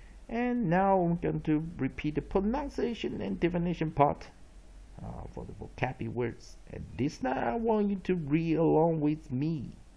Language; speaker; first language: English; non-native, fluent; Chinese